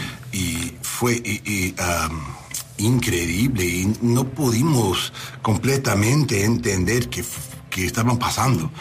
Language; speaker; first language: Spanish; non-native, learner; English